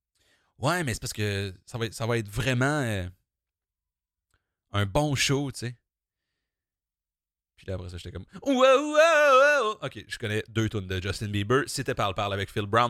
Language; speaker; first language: French; native; French